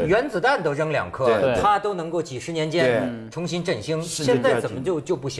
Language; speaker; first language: Chinese; native; Chinese